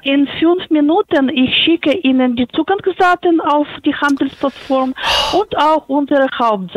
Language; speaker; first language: German; non-native, fluent; Polish